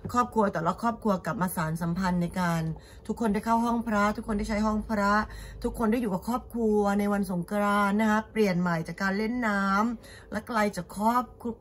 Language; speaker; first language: Thai; native; Thai